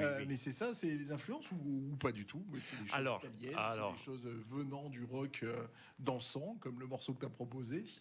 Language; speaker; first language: French; native; French